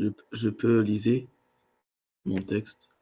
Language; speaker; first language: French; non-native, learner; Arabic